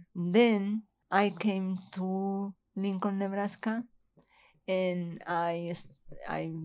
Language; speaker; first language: English; non-native, fluent; Spanish